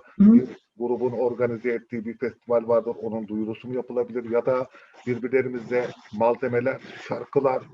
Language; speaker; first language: Turkish; native; Turkish